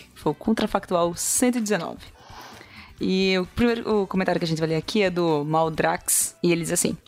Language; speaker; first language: Portuguese; native; Portuguese